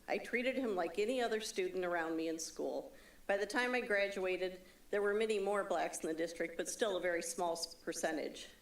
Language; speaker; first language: English; native; English